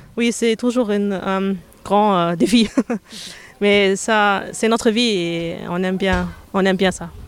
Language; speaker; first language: French; non-native, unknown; German